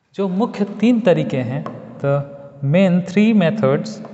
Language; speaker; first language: Hindi; native; Hindi